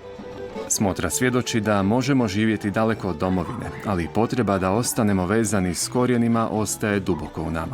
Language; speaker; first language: Croatian; native; Croatian